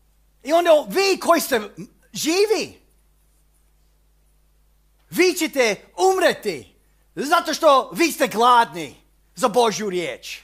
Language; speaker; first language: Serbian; early bilingual, heritage; Serbian